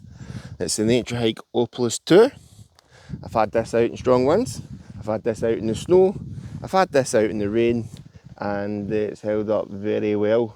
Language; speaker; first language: English; native; English